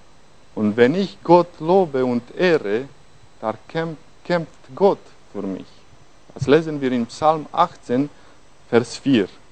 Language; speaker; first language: German; non-native, fluent; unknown